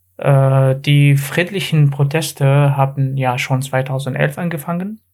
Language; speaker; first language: German; non-native, fluent; Arabic